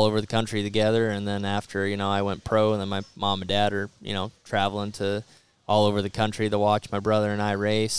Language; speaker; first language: English; native; English